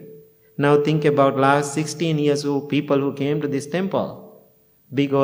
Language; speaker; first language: English; non-native, local second language; Sinhala